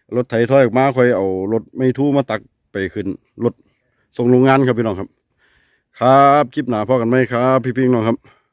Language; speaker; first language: Thai; native; Thai